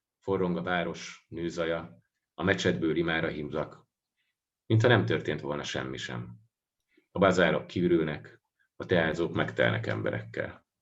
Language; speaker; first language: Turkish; non-native, fluent; Hungarian